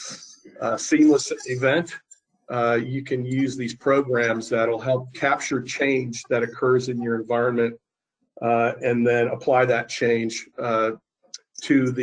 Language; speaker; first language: English; native; English